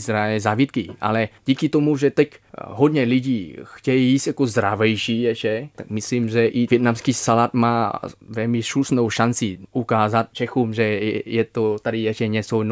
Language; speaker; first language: Czech; non-native, fluent; Vietnamese